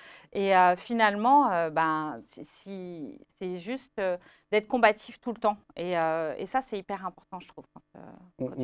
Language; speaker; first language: French; native; French